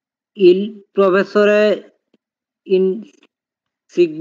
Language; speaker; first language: Italian; non-native, learner; Bangla